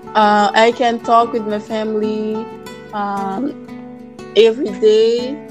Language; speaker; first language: English; non-native, fluent; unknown